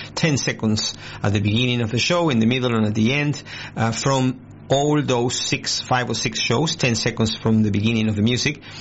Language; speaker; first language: English; non-native, fluent; Spanish